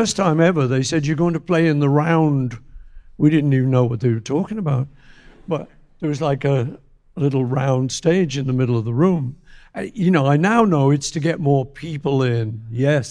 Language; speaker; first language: English; native; English